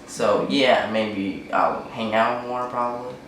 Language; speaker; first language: English; non-native, fluent; Chinese